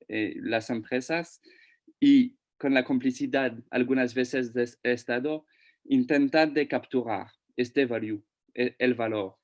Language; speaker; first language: Spanish; non-native, fluent; French